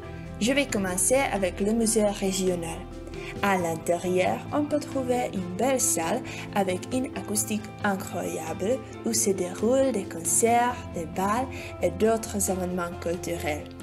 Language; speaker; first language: French; non-native, learner; Czech